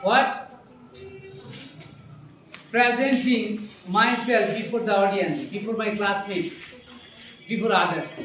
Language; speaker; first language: English; non-native, learner; Bangla